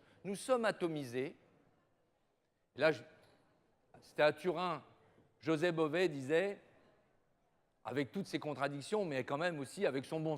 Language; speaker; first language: French; native; French